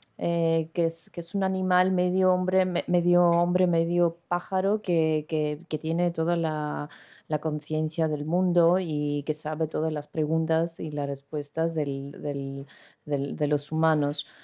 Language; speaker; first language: Spanish; non-native, fluent; Greek